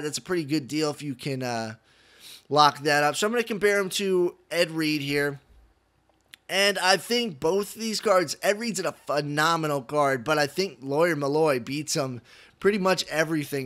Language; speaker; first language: English; native; English